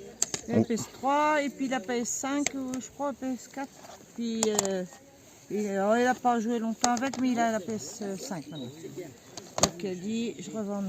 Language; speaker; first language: French; native; French